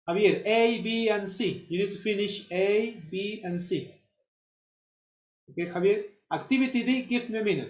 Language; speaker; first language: English; non-native, fluent; Spanish